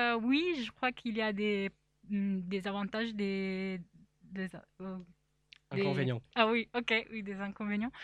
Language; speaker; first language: French; non-native, fluent; Italian